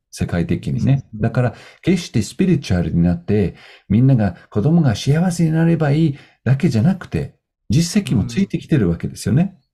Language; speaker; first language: Japanese; non-native, fluent; Dutch